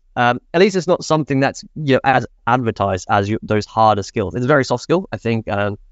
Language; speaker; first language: English; native; English